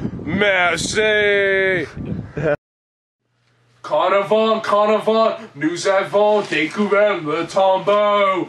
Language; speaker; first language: French; non-native, learner; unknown